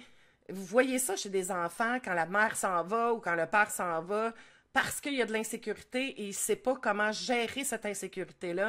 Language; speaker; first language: French; native; French